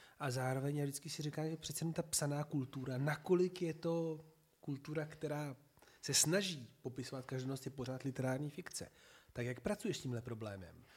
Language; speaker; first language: Czech; non-native, fluent; Italian